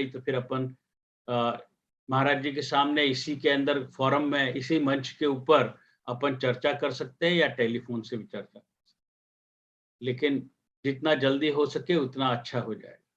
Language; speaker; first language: Hindi; native; Hindi